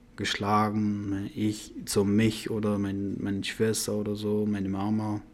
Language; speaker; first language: German; non-native, fluent; Persian